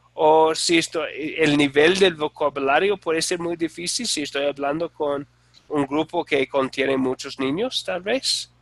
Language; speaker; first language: Spanish; non-native, fluent; English